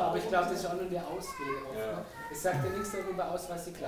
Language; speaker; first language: German; native; German